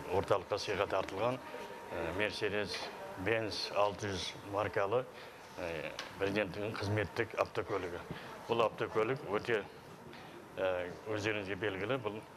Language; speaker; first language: Kazakh; native; Kazakh